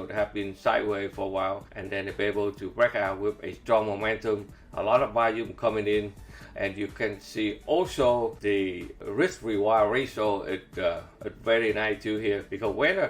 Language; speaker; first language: English; non-native, fluent; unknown